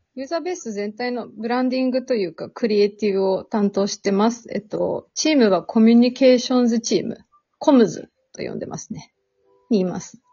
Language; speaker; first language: Japanese; early bilingual, heritage; Serbian